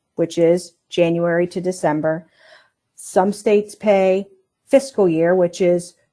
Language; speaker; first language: English; native; English